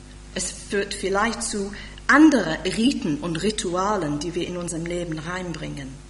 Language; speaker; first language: German; non-native, fluent; English